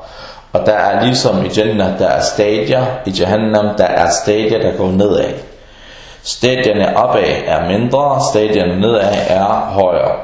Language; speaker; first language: Danish; early bilingual, other home language; Arabic